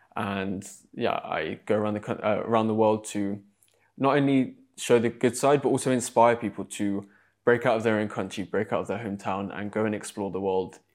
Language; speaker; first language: English; native; English